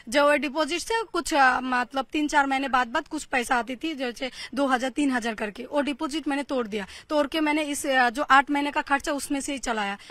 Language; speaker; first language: Hindi; non-native, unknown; Bangla